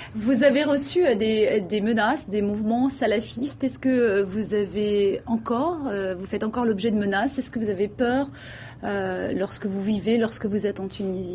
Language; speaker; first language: French; native; French